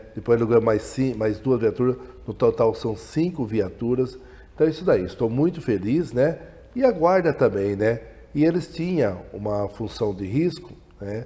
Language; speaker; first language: Portuguese; native; Portuguese